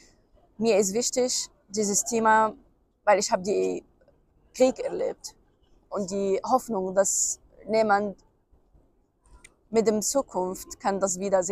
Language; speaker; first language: German; non-native, learner; Arabic